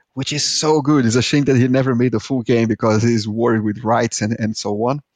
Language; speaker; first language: English; non-native, fluent; Portuguese